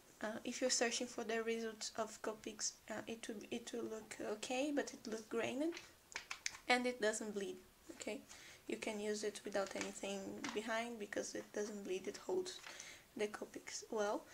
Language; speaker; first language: English; non-native, fluent; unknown